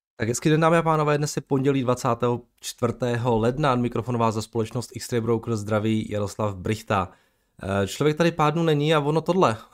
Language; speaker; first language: Czech; native; Czech